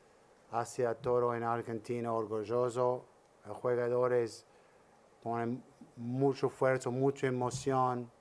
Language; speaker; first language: Spanish; non-native, learner; English